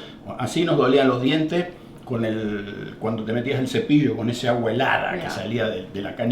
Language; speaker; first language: Spanish; native; Spanish